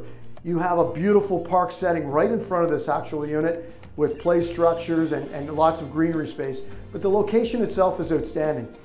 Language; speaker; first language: English; native; English